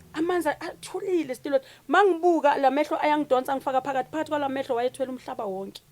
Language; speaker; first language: Zulu; native; Zulu